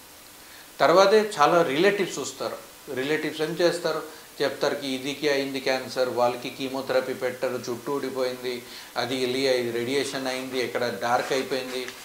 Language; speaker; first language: Telugu; non-native, fluent; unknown